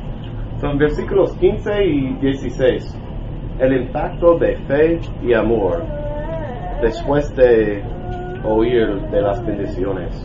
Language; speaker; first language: Spanish; non-native, learner; English